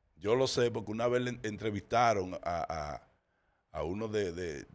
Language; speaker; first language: Spanish; early bilingual, heritage; Spanish